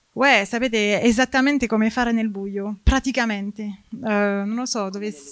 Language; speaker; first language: Italian; non-native, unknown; French